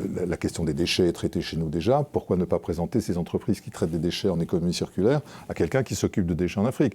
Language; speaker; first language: French; native; French